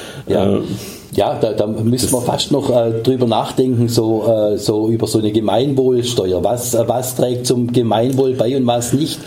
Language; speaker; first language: German; native; German